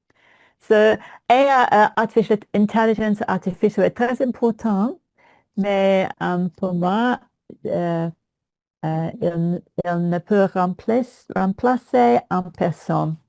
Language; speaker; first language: French; non-native, learner; English